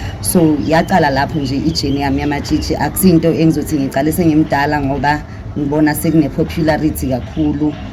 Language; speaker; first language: Zulu; native; Zulu